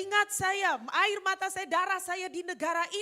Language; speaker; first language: Indonesian; native; Indonesian